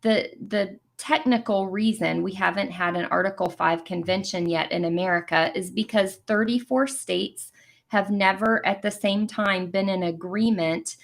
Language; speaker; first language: English; native; English